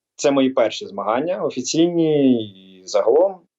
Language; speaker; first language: Ukrainian; native; Ukrainian